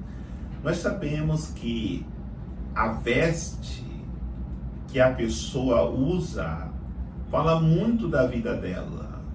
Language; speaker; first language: Portuguese; native; Portuguese